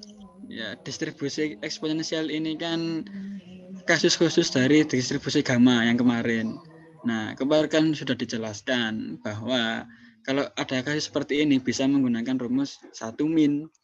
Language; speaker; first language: Indonesian; native; Indonesian